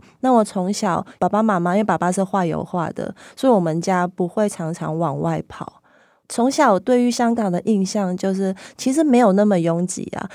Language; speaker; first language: Chinese; non-native, local second language; Cantonese